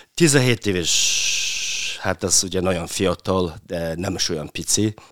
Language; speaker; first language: Hungarian; non-native, fluent; Mongolian